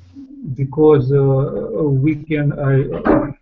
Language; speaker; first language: English; non-native, learner; Russian